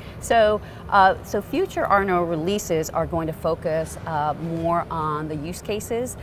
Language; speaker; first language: English; native; English